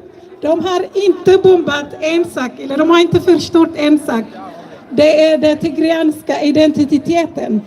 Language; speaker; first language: Swedish; non-native, fluent; Tigrinya